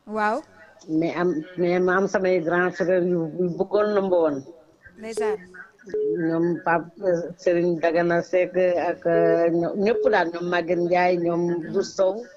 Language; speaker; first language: Wolof; native; Wolof